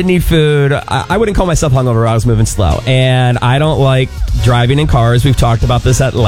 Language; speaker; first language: English; native; English